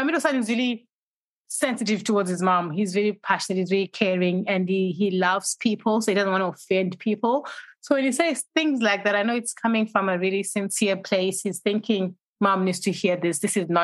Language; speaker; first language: English; non-native, local second language; Shona